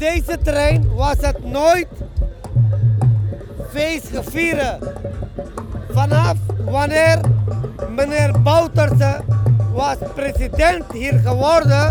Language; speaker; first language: Dutch; non-native, local second language; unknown